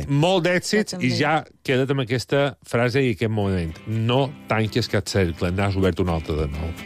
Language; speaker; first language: Catalan; native; Catalan